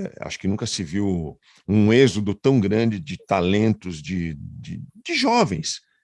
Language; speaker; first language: Portuguese; native; Portuguese